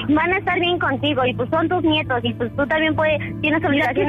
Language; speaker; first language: Spanish; native; Spanish